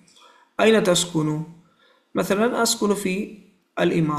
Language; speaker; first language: Arabic; non-native, fluent; Malayalam